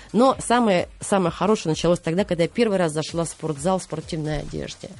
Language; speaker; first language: Russian; native; Russian